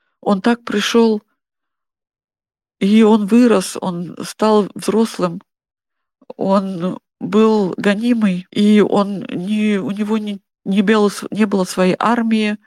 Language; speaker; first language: Russian; non-native, fluent; German